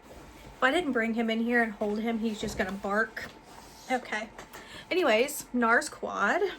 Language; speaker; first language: English; native; English